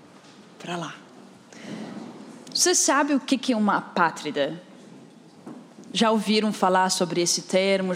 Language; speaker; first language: Portuguese; non-native, fluent; Arabic